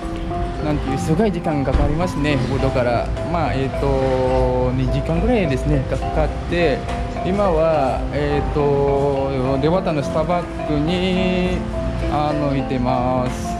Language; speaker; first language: Japanese; non-native, fluent; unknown